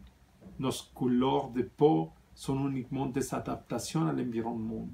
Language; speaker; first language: French; non-native, fluent; Spanish